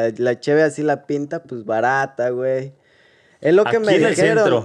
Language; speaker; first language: Spanish; native; Spanish